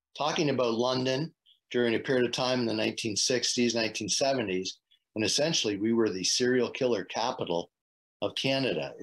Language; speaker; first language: English; native; English